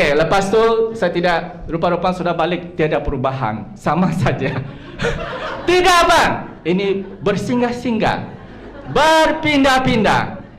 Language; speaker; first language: Malay; non-native, local second language; Chinese